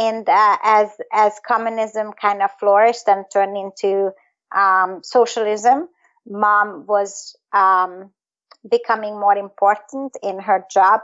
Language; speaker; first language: English; non-native, fluent; Hungarian